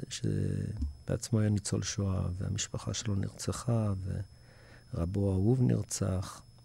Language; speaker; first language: Hebrew; early bilingual, other home language; English